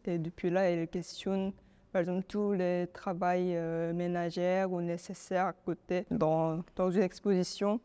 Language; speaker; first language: French; non-native, fluent; Korean